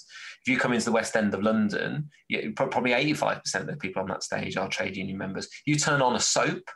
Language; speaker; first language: English; native; English